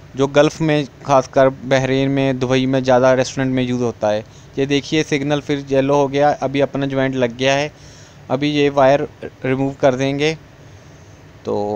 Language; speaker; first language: Hindi; non-native, local second language; Punjabi